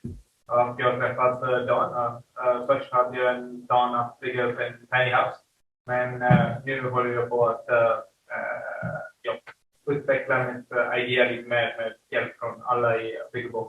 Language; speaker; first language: Swedish; non-native, learner; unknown